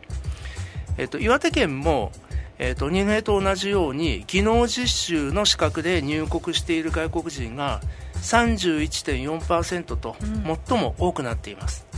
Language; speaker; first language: Japanese; native; Japanese